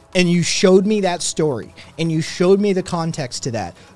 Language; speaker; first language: English; native; English